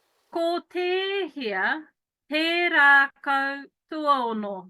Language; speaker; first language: Māori; non-native, learner; English